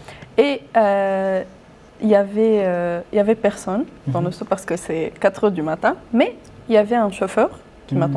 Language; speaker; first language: French; non-native, local second language; Arabic